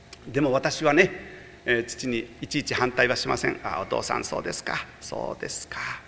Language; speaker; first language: Japanese; native; Japanese